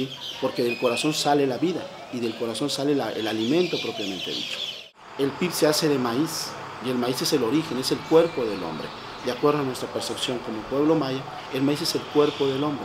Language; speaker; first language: Spanish; native; Spanish